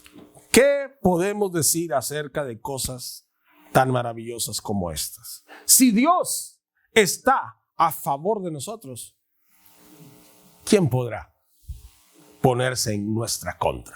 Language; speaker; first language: Spanish; native; Spanish